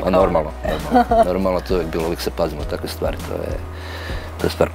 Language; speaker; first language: Croatian; native; Croatian